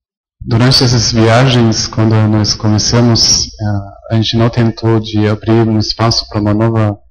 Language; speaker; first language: Portuguese; non-native, fluent; German